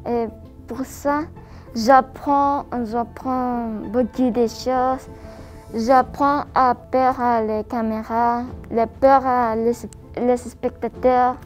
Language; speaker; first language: French; non-native, learner; Spanish